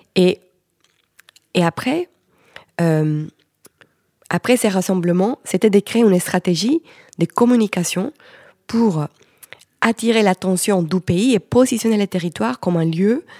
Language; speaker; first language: French; non-native, fluent; Spanish